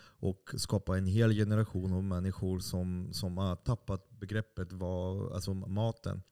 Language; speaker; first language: Swedish; non-native, fluent; French